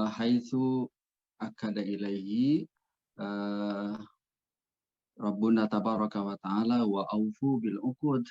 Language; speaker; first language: Arabic; non-native, fluent; Indonesian